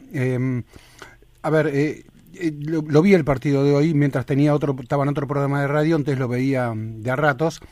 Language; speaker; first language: Spanish; native; Spanish